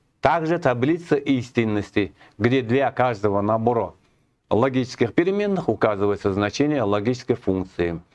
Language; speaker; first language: Russian; non-native, local second language; Kazakh